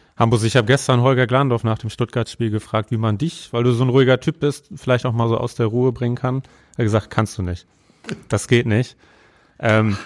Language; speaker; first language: German; native; German